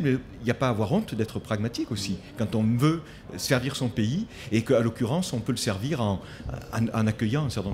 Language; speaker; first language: French; native; French